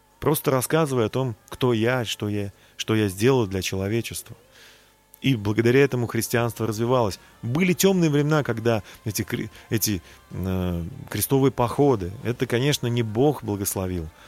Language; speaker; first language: Russian; native; Russian